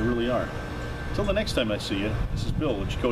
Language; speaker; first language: English; native; English